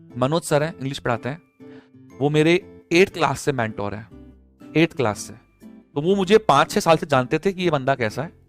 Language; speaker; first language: Hindi; native; Hindi